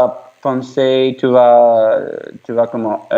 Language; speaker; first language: French; non-native, learner; Ukrainian